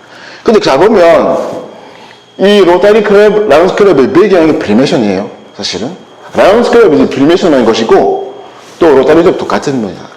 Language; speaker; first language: Korean; non-native, learner; French